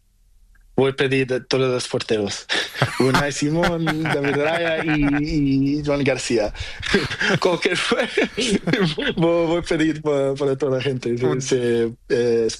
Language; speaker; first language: Spanish; non-native, learner; Portuguese